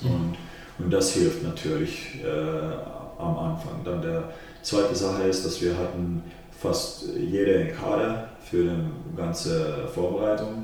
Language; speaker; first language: German; non-native, fluent; Finnish